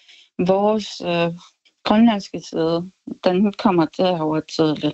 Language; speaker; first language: Danish; non-native, local second language; Kalaallisut